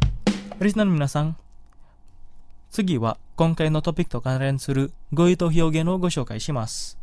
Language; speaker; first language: Japanese; non-native, fluent; Indonesian